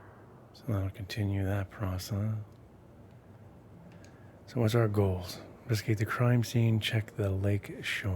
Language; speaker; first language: English; native; English